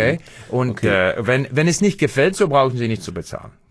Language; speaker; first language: German; non-native, learner; English